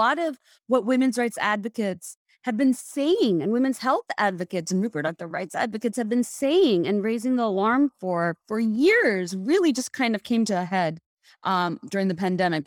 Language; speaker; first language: English; non-native, local second language; Bangla